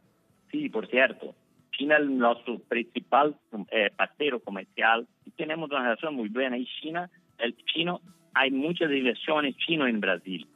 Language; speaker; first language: Spanish; non-native, fluent; Portuguese